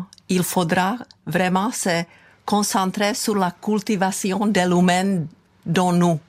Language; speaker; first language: French; non-native, fluent; Czech